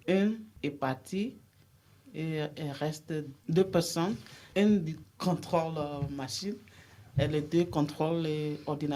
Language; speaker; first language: French; non-native, learner; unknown